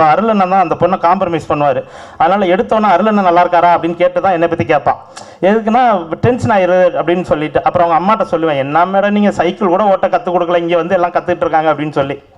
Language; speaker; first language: Tamil; native; Tamil